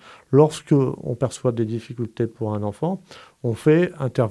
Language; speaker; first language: French; native; French